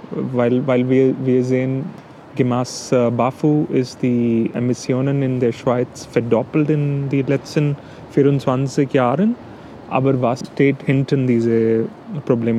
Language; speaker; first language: German; non-native, fluent; English